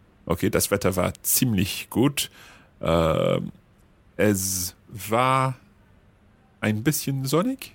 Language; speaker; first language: German; non-native, learner; English